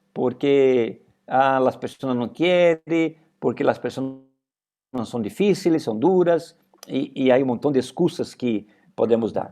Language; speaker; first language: Spanish; non-native, fluent; Portuguese